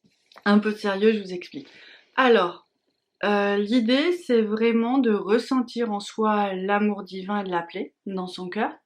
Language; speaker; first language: French; native; French